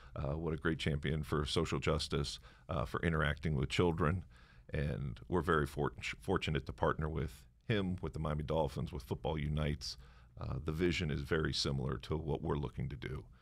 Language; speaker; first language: English; native; English